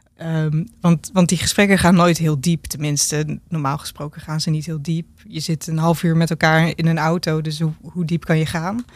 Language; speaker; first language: Dutch; native; Dutch